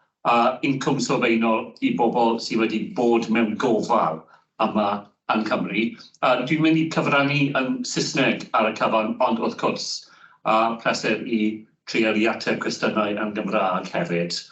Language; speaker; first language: Welsh; non-native, fluent; English